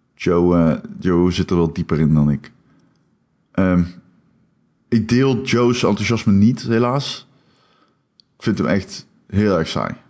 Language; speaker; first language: Dutch; native; Dutch